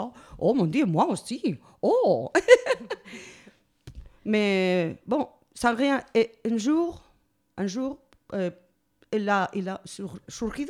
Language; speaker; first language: French; non-native, learner; Spanish